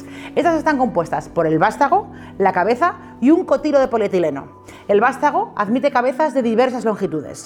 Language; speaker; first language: Spanish; native; Spanish